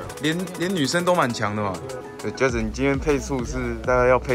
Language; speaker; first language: Chinese; native; Chinese